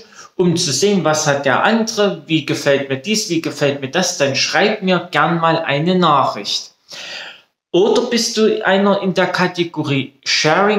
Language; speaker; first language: German; native; German